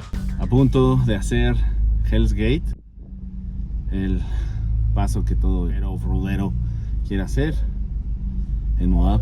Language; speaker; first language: Spanish; native; Spanish